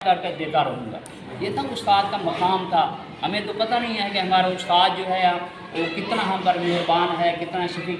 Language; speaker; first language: Urdu; native; Urdu